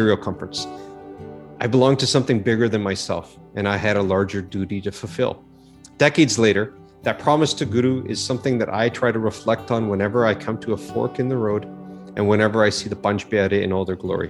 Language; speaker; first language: English; native; English